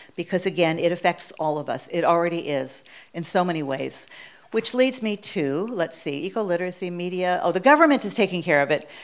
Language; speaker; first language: English; native; English